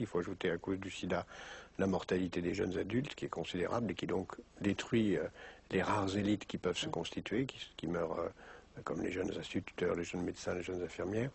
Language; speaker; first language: French; native; French